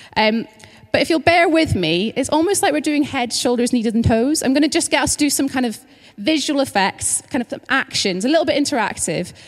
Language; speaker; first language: English; native; English